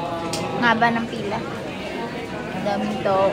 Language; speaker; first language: Japanese; early bilingual, other home language; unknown